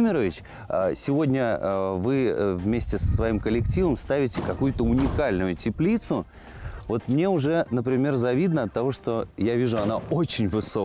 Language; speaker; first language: Russian; native; Russian